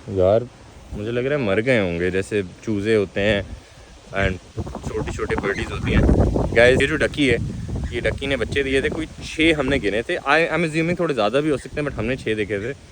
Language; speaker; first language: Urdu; native; Urdu